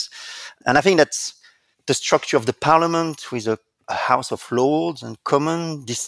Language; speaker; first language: English; non-native, fluent; French